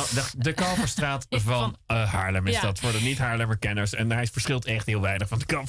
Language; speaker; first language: Dutch; native; Dutch